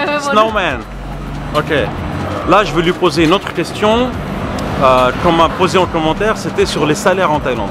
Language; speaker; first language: French; native; French